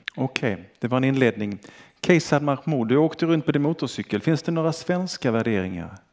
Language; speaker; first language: Swedish; native; Swedish